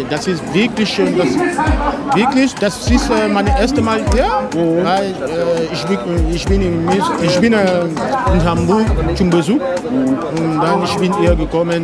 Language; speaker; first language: German; non-native, learner; French